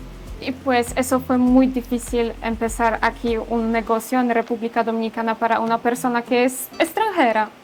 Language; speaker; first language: Spanish; non-native, learner; Polish